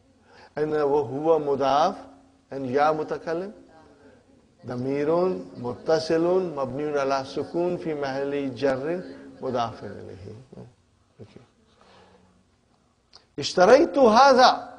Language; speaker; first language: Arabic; non-native, fluent; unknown